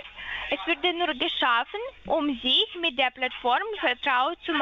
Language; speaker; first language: German; non-native, learner; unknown